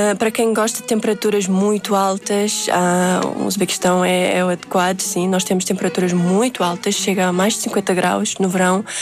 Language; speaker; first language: Portuguese; early bilingual, other home language; Uzbek